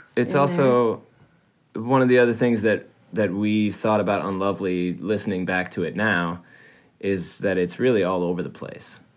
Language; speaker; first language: English; early bilingual, other home language; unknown